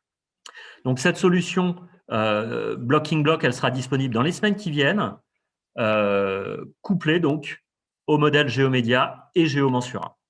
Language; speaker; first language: French; native; French